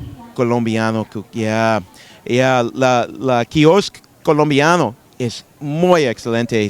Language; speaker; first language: Spanish; non-native, learner; English